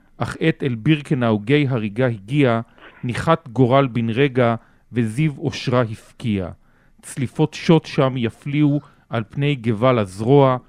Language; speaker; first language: Hebrew; native; Hebrew